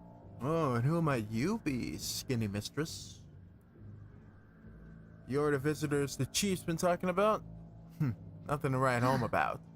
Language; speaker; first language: English; native; English